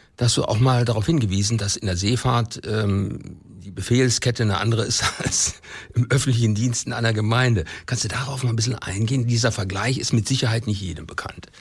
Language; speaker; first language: German; native; German